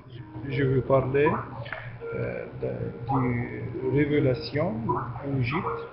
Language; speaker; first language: French; non-native, learner; Arabic